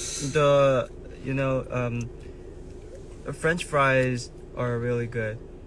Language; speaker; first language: English; non-native, learner; Korean